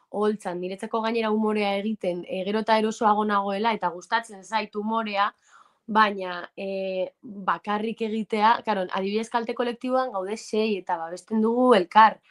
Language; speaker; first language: Basque; native; Basque